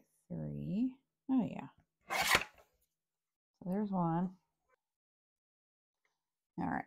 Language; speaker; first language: English; native; English